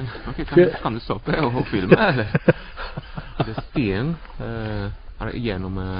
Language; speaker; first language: Norwegian; non-native, fluent; Spanish